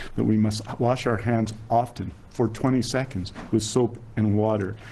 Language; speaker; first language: English; native; English